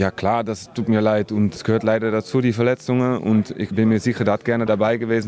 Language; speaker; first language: German; non-native, fluent; Dutch